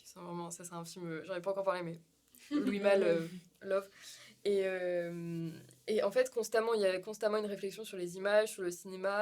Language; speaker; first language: French; native; French